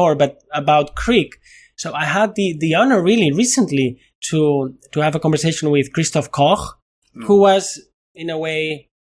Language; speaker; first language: English; non-native, fluent; Spanish